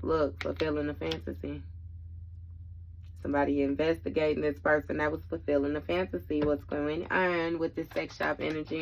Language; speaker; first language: English; native; English